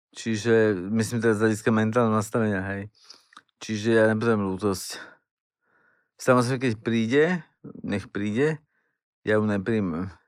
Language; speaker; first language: Slovak; native; Slovak